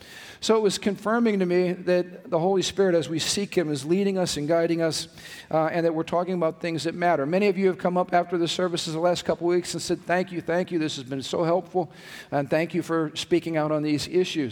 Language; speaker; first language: English; native; English